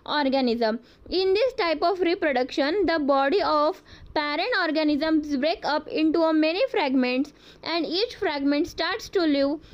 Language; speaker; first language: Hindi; non-native, local second language; Marathi